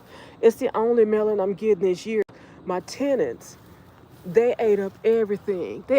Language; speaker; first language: English; native; English